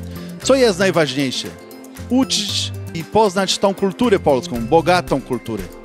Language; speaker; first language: Polish; early bilingual, heritage; Portuguese